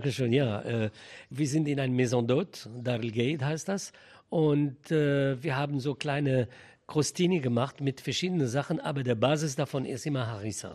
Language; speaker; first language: German; non-native, fluent; Arabic